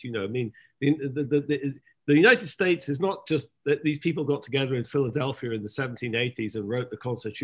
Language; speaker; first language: English; native; English